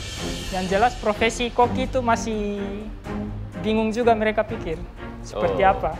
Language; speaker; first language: Indonesian; non-native, local second language; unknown